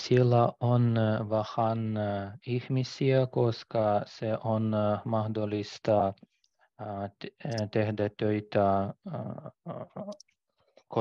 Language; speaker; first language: Finnish; non-native, learner; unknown